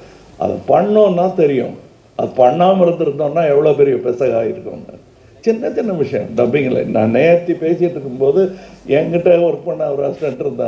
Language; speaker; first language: Tamil; native; Tamil